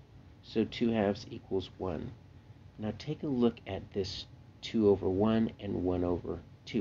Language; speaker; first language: English; native; English